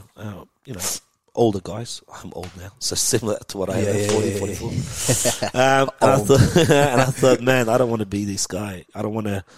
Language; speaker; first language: English; early bilingual, other home language; Persian